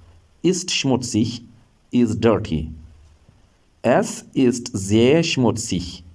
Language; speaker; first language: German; non-native, learner; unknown